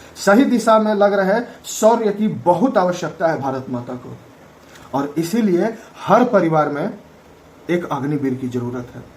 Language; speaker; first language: Hindi; native; Hindi